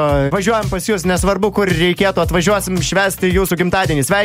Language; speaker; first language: Lithuanian; native; Lithuanian